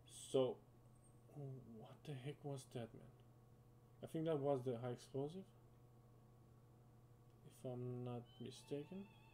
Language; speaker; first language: English; non-native, fluent; Romanian